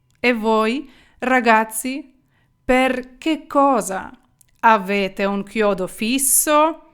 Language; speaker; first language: Italian; non-native, fluent; Ukrainian